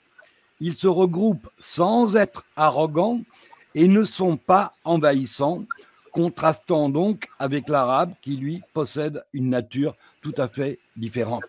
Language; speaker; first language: French; native; French